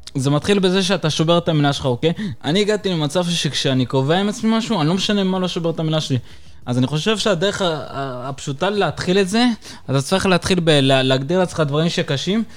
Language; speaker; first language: Hebrew; early bilingual, other home language; Russian